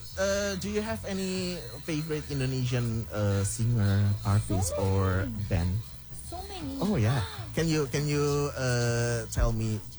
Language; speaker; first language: English; non-native, fluent; Indonesian